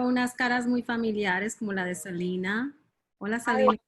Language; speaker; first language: Spanish; early bilingual, heritage; Spanish